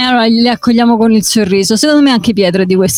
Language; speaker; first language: Italian; native; Italian